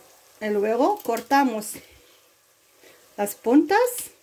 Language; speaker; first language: Spanish; non-native, fluent; Arabic